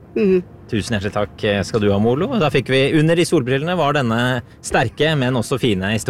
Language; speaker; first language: Norwegian; native; Norwegian